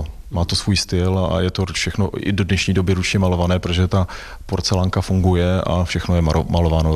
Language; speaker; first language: Czech; native; Czech